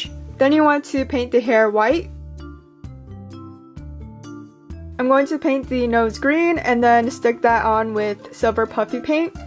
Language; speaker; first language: English; native; English